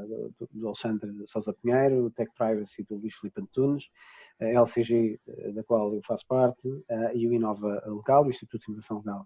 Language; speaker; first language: Portuguese; native; Portuguese